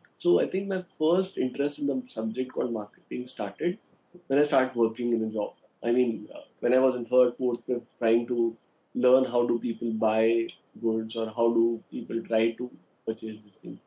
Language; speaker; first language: English; non-native, local second language; Hindi